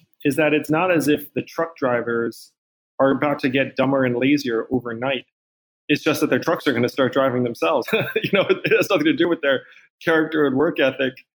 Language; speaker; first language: English; native; English